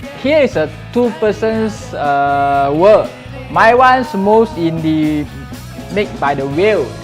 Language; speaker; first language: English; non-native, local second language; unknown